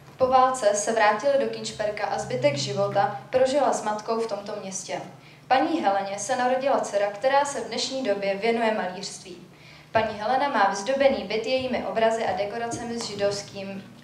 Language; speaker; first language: Czech; native; Czech